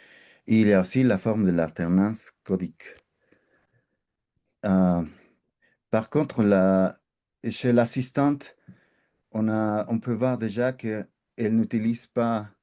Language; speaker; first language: French; non-native, fluent; Spanish